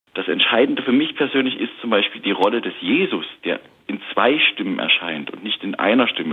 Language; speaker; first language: German; native; German